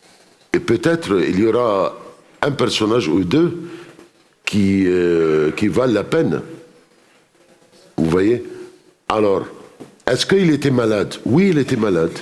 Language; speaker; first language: French; non-native, fluent; Arabic